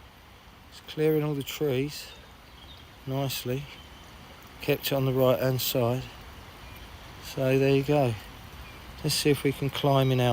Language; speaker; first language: English; native; English